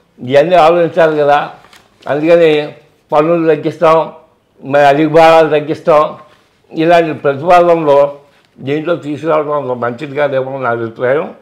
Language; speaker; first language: Telugu; native; Telugu